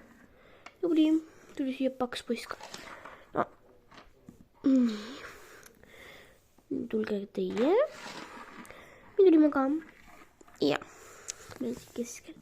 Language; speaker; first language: Estonian; non-native, local second language; Russian